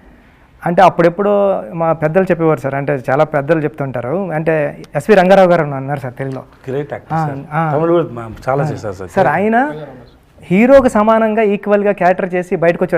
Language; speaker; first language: Telugu; native; Telugu